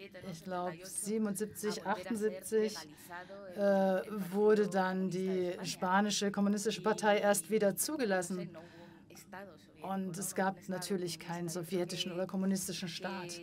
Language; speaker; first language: German; non-native, fluent; Spanish